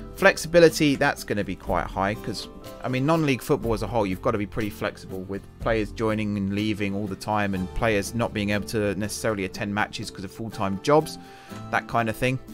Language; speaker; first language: English; native; English